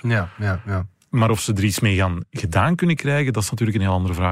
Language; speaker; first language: Dutch; native; Dutch